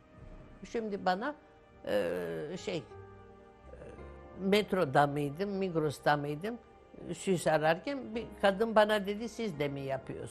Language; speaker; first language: Turkish; non-native, local second language; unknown